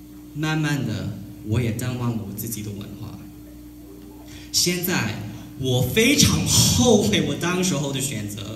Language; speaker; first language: Chinese; non-native, learner; Cantonese